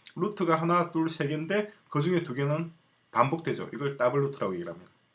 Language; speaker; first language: Korean; native; Korean